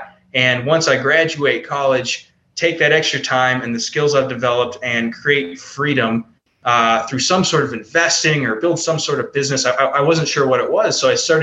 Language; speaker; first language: English; native; English